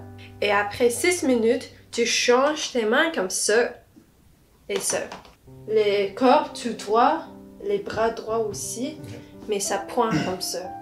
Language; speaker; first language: French; non-native, learner; English